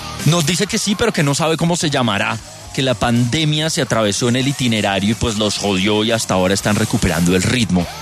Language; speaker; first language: Spanish; native; Spanish